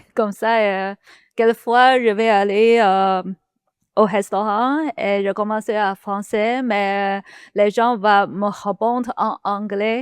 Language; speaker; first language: French; non-native, learner; Chinese